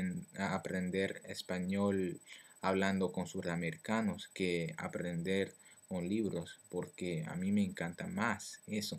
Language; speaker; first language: Spanish; non-native, learner; French